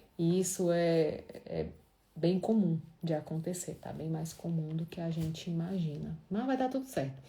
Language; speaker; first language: Portuguese; native; Portuguese